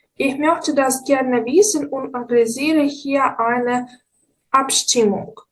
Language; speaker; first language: German; non-native, fluent; Ukrainian